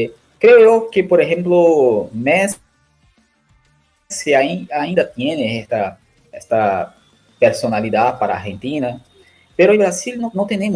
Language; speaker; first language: Spanish; non-native, learner; Portuguese